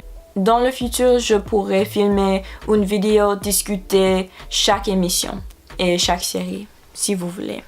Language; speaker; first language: French; non-native, learner; English